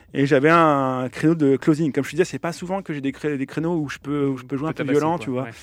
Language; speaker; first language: French; native; French